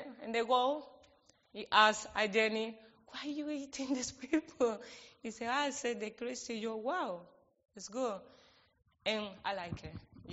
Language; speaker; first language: English; non-native, learner; Spanish